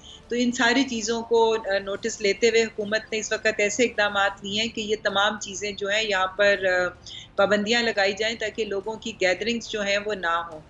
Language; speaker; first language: Urdu; native; Urdu